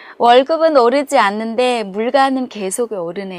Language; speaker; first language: Korean; non-native, fluent; Vietnamese